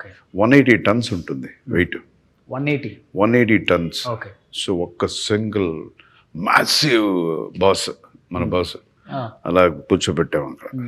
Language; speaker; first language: Telugu; native; Telugu